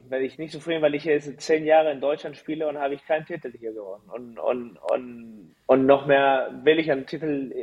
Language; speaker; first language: German; early bilingual, heritage; Spanish